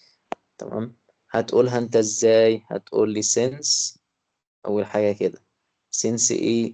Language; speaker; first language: Arabic; native; Arabic